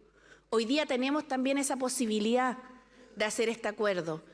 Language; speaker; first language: Spanish; native; Spanish